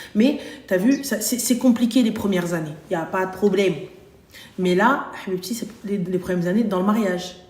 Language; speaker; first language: French; early bilingual, other home language; Arabic